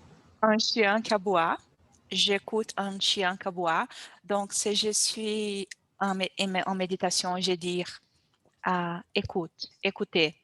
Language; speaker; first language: French; non-native, learner; Portuguese